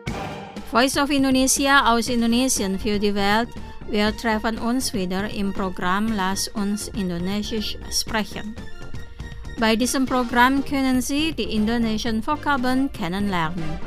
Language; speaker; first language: German; non-native, fluent; Indonesian